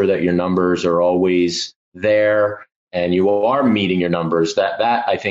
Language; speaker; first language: English; native; English